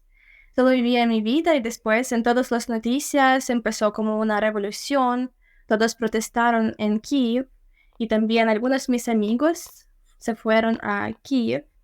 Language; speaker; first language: Spanish; non-native, fluent; Ukrainian